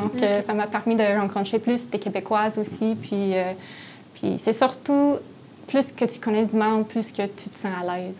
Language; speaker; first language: French; non-native, fluent; English